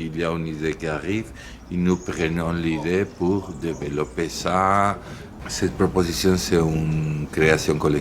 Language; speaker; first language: French; non-native, learner; Spanish